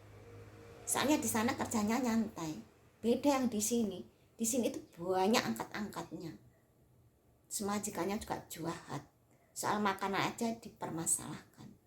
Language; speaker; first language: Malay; non-native, local second language; Javanese